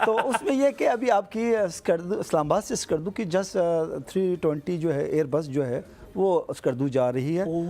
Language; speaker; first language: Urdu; non-native, local second language; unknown